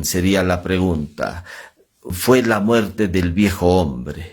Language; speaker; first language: Spanish; native; Spanish